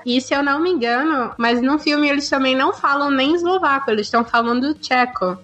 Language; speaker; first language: Portuguese; native; Portuguese